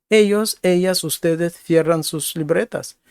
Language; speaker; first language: Spanish; non-native, fluent; Ukrainian